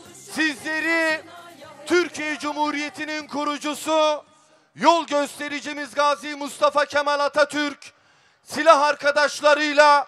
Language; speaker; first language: Turkish; native; Turkish